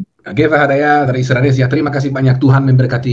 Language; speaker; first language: Indonesian; non-native, fluent; Hebrew